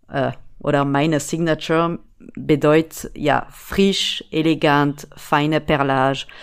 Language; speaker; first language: German; non-native, fluent; French